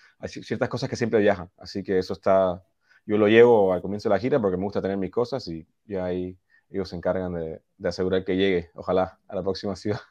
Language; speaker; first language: Spanish; early bilingual, heritage; Spanish